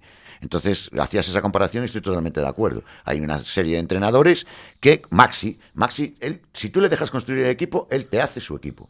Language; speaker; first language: Spanish; native; Spanish